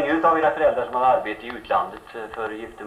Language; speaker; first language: Swedish; native; Swedish